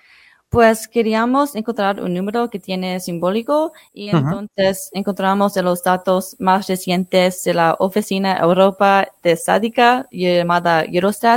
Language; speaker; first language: Spanish; non-native, fluent; English